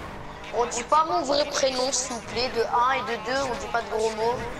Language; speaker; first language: French; native; French